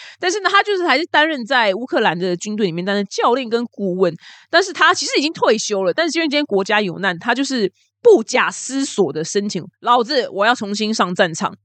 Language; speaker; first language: Chinese; native; Chinese